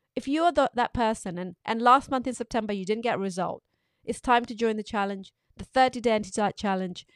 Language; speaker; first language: English; non-native, local second language; Urdu